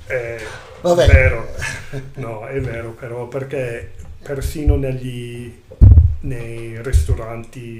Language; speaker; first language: Italian; non-native, learner; English